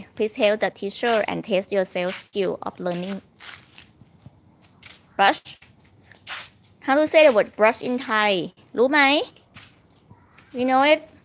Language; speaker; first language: English; non-native, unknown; Thai